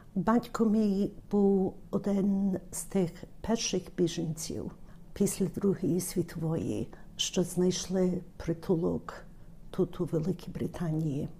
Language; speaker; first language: Ukrainian; early bilingual, heritage; Ukrainian